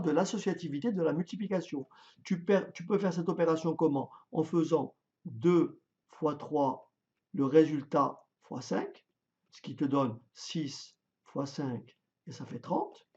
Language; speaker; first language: French; native; French